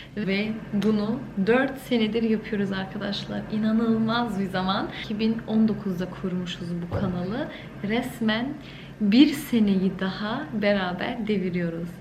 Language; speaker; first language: Turkish; early bilingual, heritage; Turkish